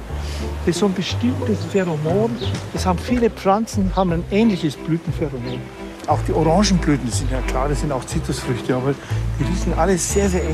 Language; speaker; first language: German; native; German